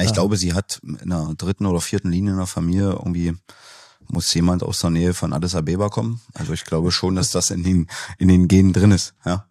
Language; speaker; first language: German; native; German